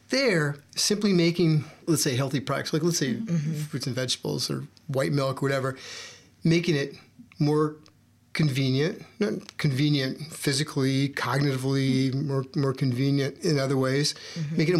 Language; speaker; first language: English; native; English